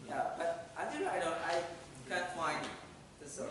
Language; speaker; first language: English; non-native, fluent; Indonesian